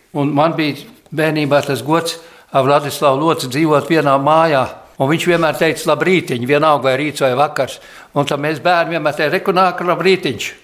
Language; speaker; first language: Latvian; early bilingual, heritage; Latvian